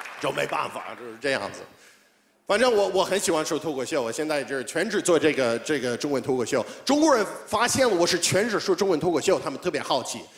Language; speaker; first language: Chinese; non-native, fluent; English